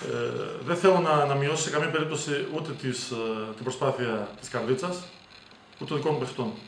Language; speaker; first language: Greek; native; Greek